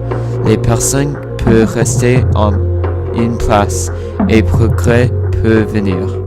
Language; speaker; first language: French; non-native, learner; English